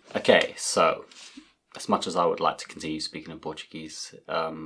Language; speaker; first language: English; native; English